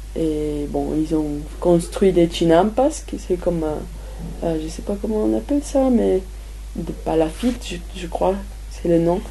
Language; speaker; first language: French; non-native, fluent; Spanish